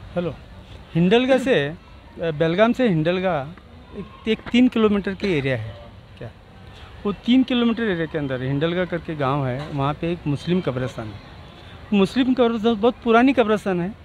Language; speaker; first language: Hindi; non-native, local second language; Urdu